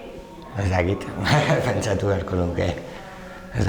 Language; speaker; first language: Basque; non-native, local second language; Spanish